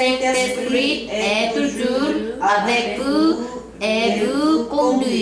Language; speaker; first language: French; non-native, learner; Korean